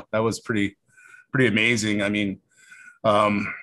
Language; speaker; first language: English; native; English